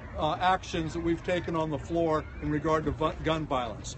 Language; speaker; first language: English; native; English